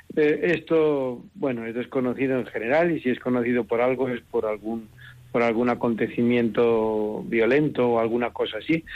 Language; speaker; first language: Spanish; native; Spanish